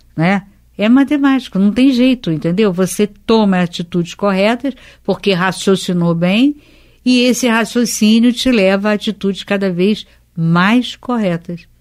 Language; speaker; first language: Portuguese; native; Portuguese